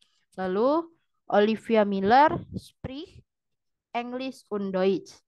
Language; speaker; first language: German; non-native, learner; Indonesian